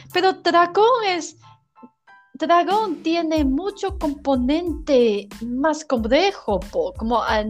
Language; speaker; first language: Spanish; non-native, learner; Chinese